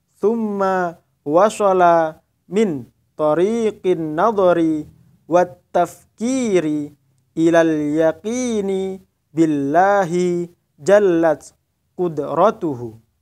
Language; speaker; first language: Arabic; non-native, fluent; Indonesian